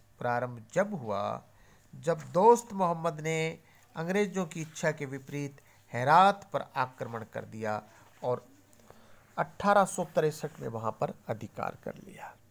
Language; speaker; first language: Hindi; native; Hindi